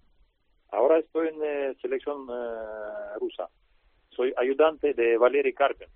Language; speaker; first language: Spanish; non-native, learner; Russian